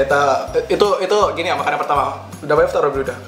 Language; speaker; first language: Russian; non-native, learner; Indonesian